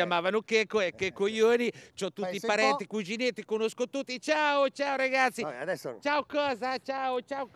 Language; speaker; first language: Italian; native; Italian